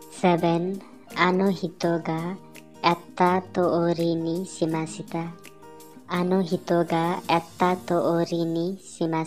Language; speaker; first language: Japanese; non-native, learner; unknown